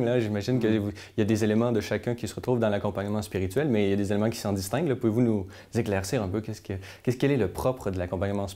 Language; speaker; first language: French; native; French